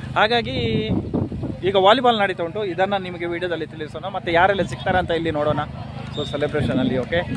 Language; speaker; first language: Kannada; non-native, local second language; Tulu